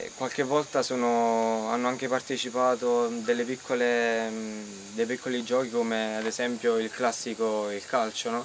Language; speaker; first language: Italian; native; Italian